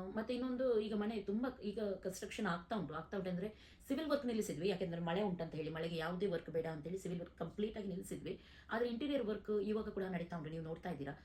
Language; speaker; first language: Kannada; non-native, local second language; Konkani